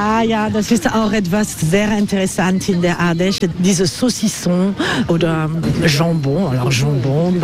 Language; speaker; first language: German; non-native, learner; French